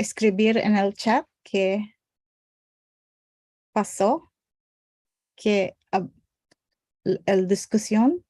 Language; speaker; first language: Spanish; non-native, learner; English